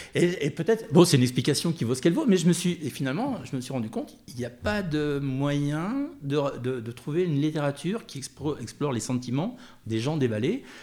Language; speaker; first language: French; native; French